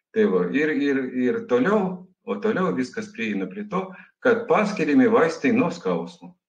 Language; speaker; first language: Lithuanian; non-native, local second language; Russian